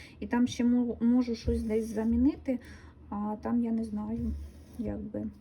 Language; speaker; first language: Ukrainian; non-native, local second language; Russian